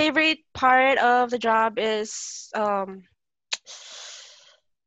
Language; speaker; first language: English; non-native, local second language; Filipino